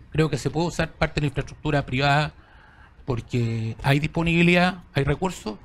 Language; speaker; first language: Spanish; native; Spanish